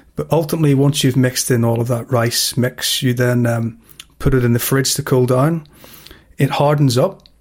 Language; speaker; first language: English; native; English